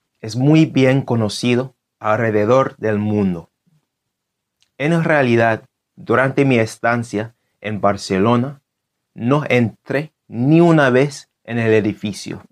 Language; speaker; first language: Spanish; non-native, fluent; English